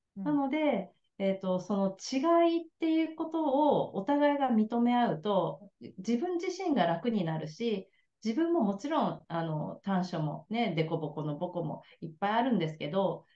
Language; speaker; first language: Japanese; native; Japanese